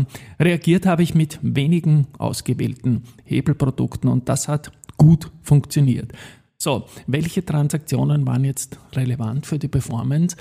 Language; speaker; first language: German; native; German